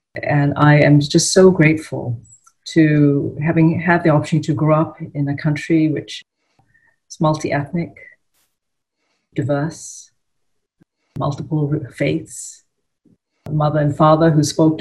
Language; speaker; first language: English; native; English